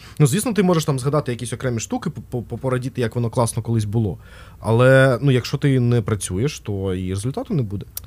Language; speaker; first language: Ukrainian; non-native, local second language; Russian